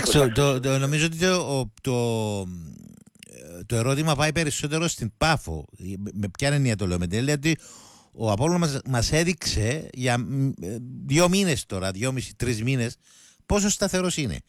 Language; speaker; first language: Greek; native; Greek